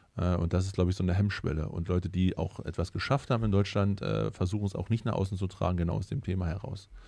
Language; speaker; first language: German; native; German